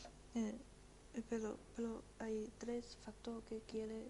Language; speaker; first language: Spanish; non-native, fluent; Chinese